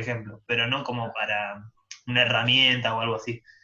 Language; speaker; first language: Spanish; native; Spanish